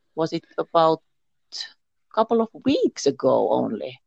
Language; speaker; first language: English; non-native, learner; Finnish